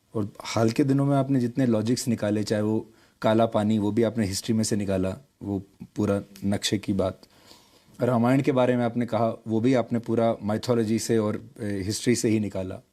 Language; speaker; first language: Hindi; native; Hindi